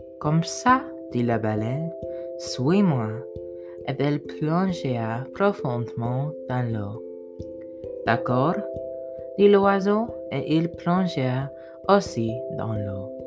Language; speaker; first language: French; non-native, learner; English